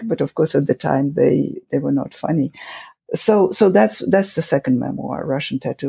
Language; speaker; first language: English; non-native, fluent; Russian